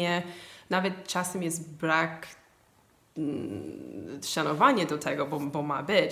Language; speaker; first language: Polish; non-native, fluent; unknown